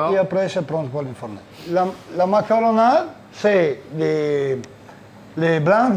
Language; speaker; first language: French; non-native, learner; Italian